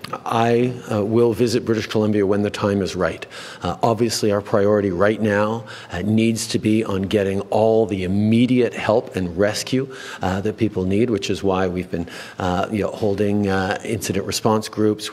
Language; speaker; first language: English; early bilingual, other home language; French